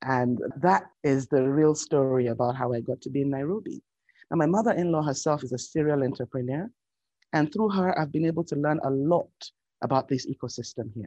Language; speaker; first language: English; non-native, local second language; Yoruba